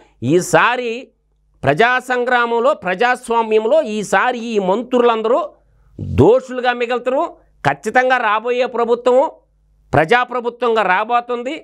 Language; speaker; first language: Telugu; native; Telugu